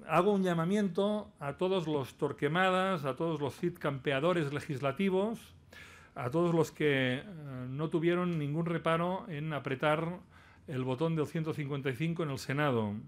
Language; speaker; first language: Spanish; non-native, local second language; Catalan